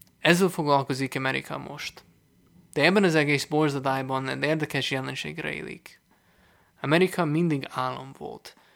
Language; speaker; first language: Hungarian; non-native, fluent; English